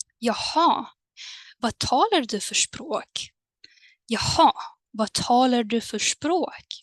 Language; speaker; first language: Swedish; non-native, fluent; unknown